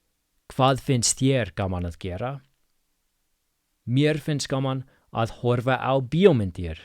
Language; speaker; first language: Icelandic; non-native, fluent; English